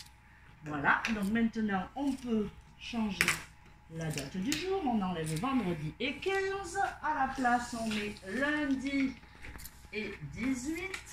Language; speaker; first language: French; native; French